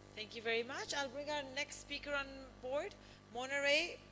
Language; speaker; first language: English; native; English